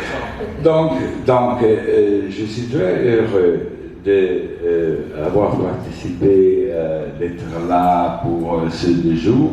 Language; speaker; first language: French; non-native, fluent; Italian